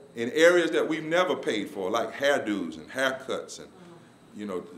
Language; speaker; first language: English; native; English